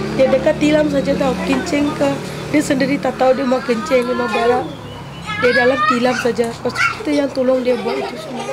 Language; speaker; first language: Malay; non-native, local second language; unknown